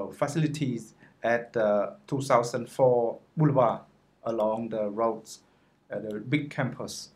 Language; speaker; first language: English; non-native, fluent; Khmer